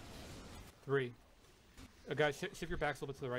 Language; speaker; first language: English; native; English